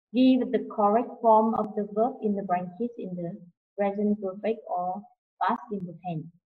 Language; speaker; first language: English; non-native, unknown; Vietnamese